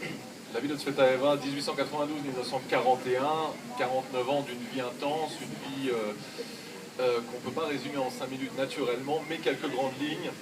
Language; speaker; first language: French; native; French